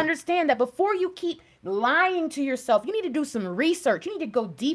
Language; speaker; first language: English; native; English